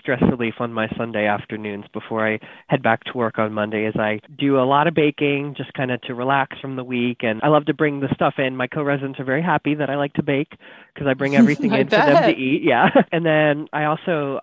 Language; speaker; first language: English; native; English